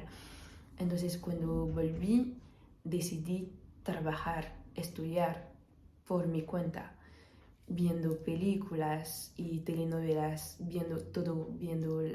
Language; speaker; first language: Spanish; non-native, fluent; French